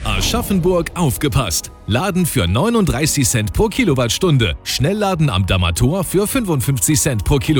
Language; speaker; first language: German; native; German